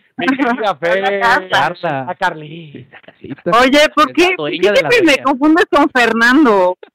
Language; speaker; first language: Spanish; native; Spanish